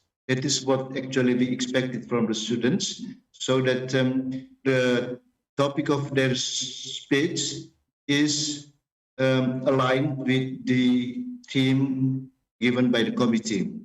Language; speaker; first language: English; non-native, fluent; Indonesian